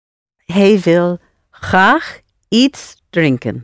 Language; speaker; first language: Dutch; non-native, learner; English